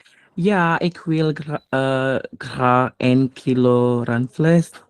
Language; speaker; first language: Dutch; non-native, learner; Indonesian